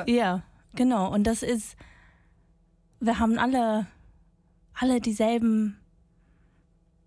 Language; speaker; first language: German; non-native, fluent; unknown